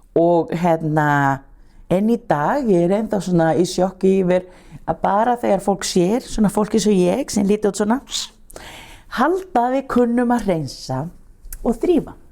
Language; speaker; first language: Icelandic; non-native, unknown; Spanish